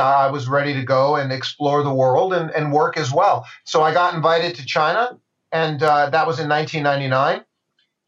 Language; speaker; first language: English; native; English